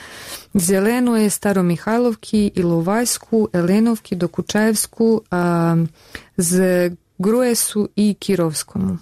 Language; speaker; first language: Russian; non-native, learner; Bosnian